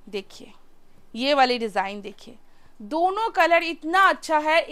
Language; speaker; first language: Hindi; non-native, local second language; Bangla